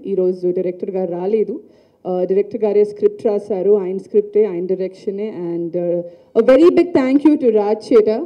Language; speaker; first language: Telugu; non-native, learner; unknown